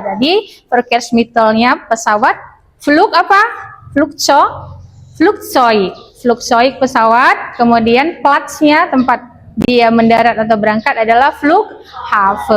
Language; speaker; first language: Indonesian; native; Indonesian